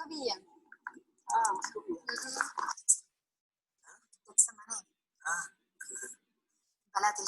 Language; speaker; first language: Arabic; non-native, learner; Spanish